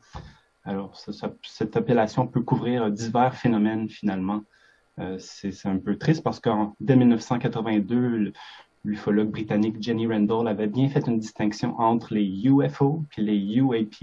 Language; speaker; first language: French; native; French